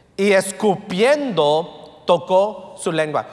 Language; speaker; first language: Spanish; early bilingual, heritage; Spanish